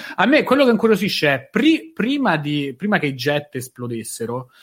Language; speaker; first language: Italian; native; Italian